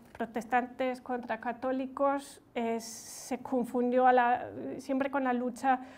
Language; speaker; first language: Spanish; non-native, fluent; German